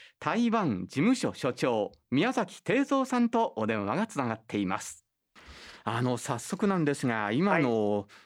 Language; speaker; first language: Japanese; native; Japanese